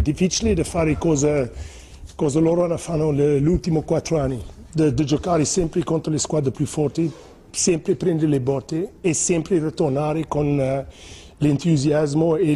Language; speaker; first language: Italian; non-native, fluent; English